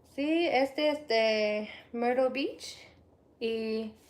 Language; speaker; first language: Spanish; non-native, learner; English